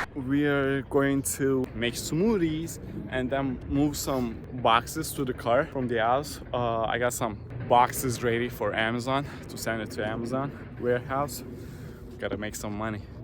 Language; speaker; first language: English; non-native, fluent; Turkish